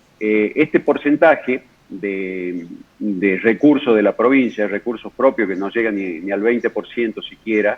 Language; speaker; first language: Spanish; native; Spanish